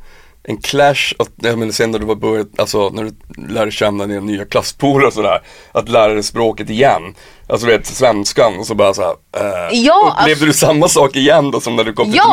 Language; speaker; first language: Swedish; native; Swedish